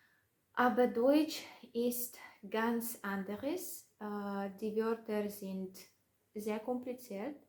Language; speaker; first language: German; non-native, learner; Russian